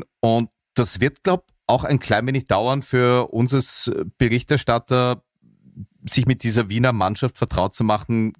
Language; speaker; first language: German; native; German